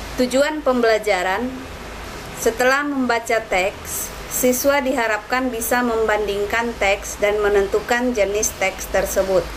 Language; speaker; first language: Indonesian; native; Indonesian